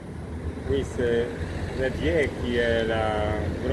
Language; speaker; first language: French; non-native, learner; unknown